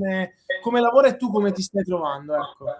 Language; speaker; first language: Italian; native; Italian